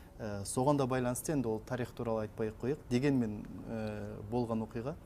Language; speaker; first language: Kazakh; native; Kazakh